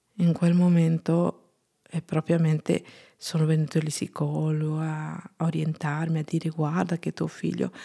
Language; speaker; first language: Italian; non-native, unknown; Spanish